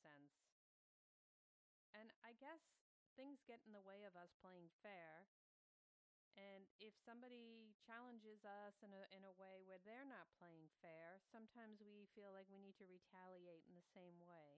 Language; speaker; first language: English; native; English